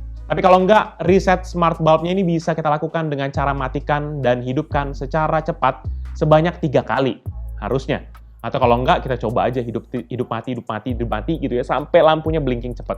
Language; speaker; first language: Indonesian; native; Indonesian